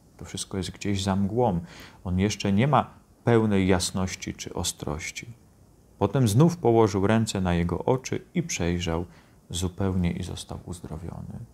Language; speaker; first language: Polish; native; Polish